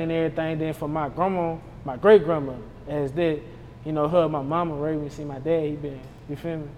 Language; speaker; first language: English; native; English